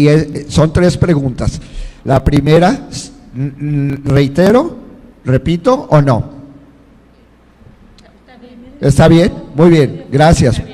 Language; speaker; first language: Spanish; non-native, fluent; Portuguese